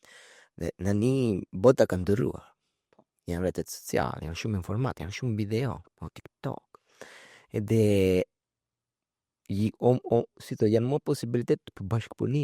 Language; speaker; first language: Albanian; early bilingual, heritage; Albanian